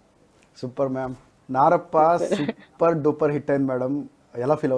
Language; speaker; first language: Telugu; native; Telugu